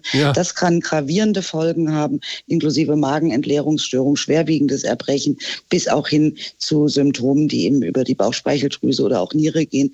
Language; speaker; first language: German; native; German